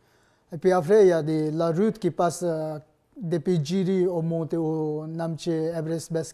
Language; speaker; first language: French; non-native, learner; Nepali